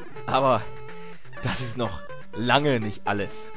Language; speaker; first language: German; native; German